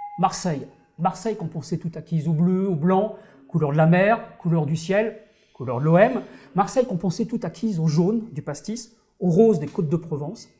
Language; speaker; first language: French; native; French